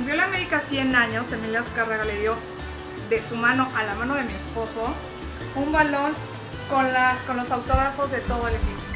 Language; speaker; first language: Spanish; native; Spanish